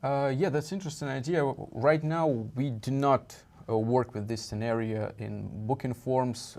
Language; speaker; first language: English; non-native, fluent; Russian